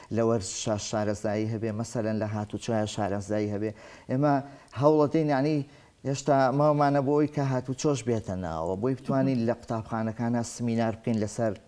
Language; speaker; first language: Central Kurdish; native; Central Kurdish